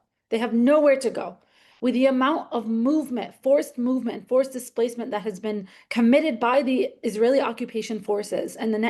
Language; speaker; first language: English; native; English